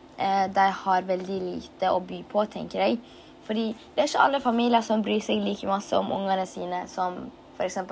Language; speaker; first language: Norwegian; early bilingual, other home language; Tigrinya